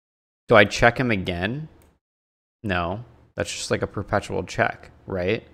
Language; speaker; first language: English; native; English